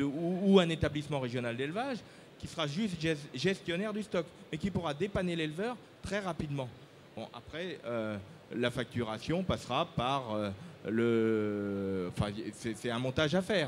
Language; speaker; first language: French; native; French